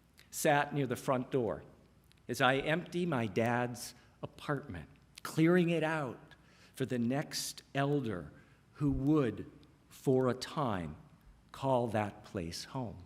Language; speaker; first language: English; native; English